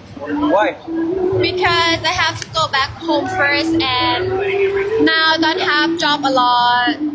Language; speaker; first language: English; non-native, learner; Thai